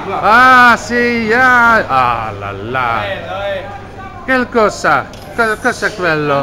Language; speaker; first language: Italian; non-native, learner; Dutch